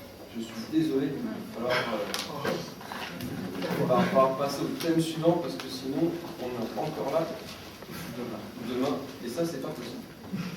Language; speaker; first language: French; native; French